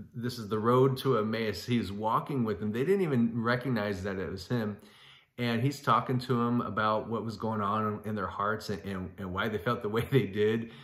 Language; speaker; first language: English; native; English